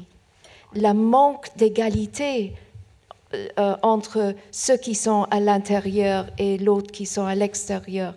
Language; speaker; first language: French; non-native, fluent; Persian